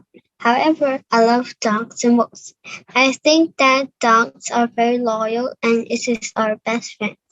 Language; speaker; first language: English; non-native, learner; Cantonese